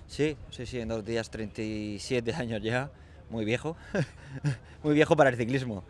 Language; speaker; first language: Spanish; native; Spanish